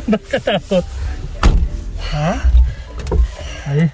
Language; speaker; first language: Filipino; non-native, learner; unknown